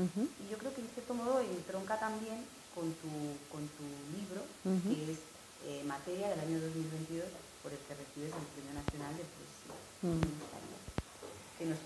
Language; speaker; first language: Spanish; native; Spanish